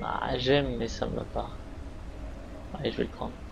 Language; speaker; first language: French; native; French